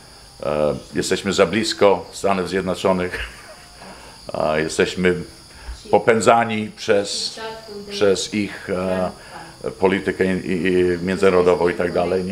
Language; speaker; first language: Polish; early bilingual, heritage; Polish